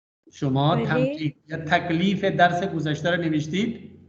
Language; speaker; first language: Persian; non-native, fluent; Urdu